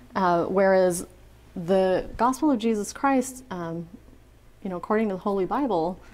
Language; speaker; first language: English; native; English